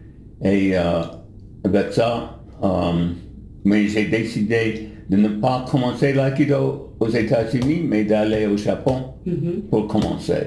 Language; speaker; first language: French; non-native, fluent; English